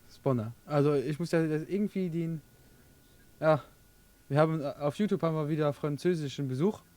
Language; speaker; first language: German; non-native, local second language; Luxembourgish